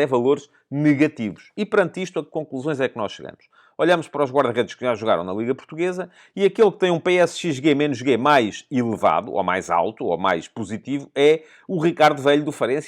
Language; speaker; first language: Portuguese; native; Portuguese